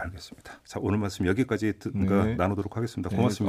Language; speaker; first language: Korean; native; Korean